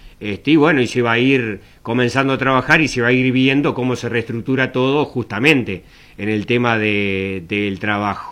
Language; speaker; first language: Spanish; native; Spanish